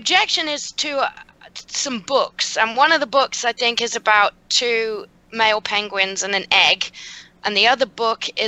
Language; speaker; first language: English; native; English